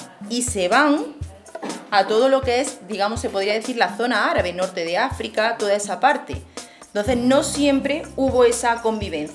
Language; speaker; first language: Spanish; native; Spanish